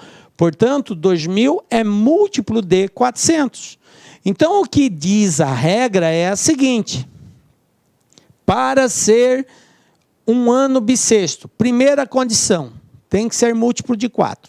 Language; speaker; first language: Portuguese; native; Portuguese